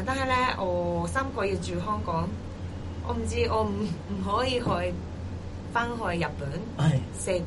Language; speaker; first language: Cantonese; non-native, learner; Japanese